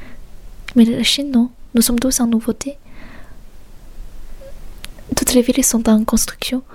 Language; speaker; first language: French; non-native, fluent; Chinese